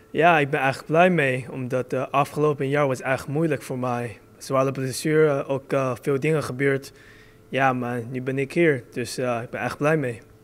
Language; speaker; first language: Dutch; early bilingual, other home language; Chinese